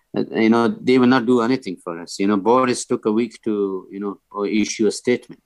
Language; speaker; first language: English; non-native, fluent; Persian